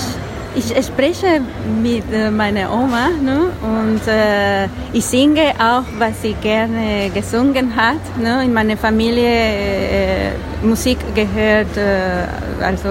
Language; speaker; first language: German; non-native, learner; Spanish